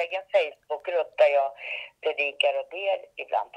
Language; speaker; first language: Swedish; native; Swedish